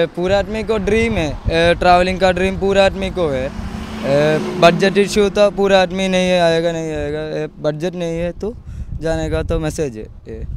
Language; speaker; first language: Hindi; non-native, local second language; Malayalam